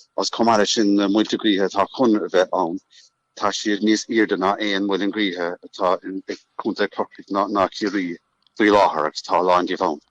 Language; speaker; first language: Irish; native; Irish